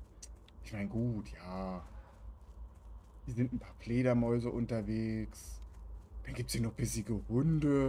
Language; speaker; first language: German; native; German